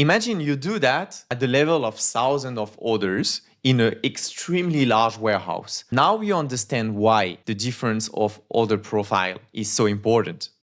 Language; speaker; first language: English; non-native, fluent; French